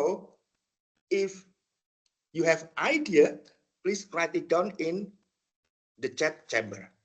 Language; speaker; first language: English; non-native, fluent; Indonesian